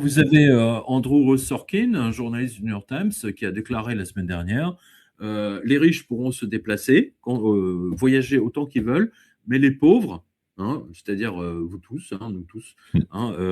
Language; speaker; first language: French; native; French